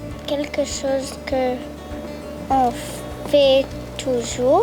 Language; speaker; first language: French; native; French